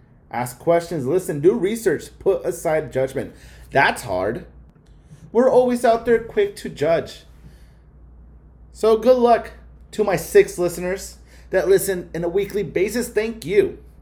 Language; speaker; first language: English; early bilingual, other home language; Spanish